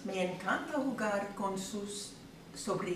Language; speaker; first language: Spanish; non-native, learner; English